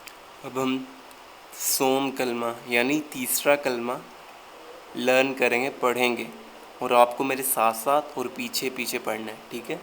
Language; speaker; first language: Urdu; native; Urdu